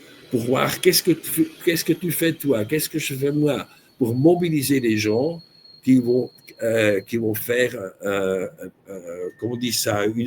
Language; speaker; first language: French; non-native, local second language; German